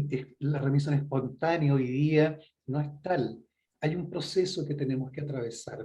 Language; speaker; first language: Spanish; native; Spanish